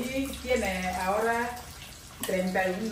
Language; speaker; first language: Spanish; non-native, learner; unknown